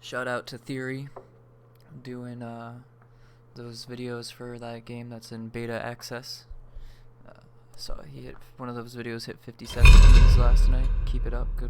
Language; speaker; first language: English; native; English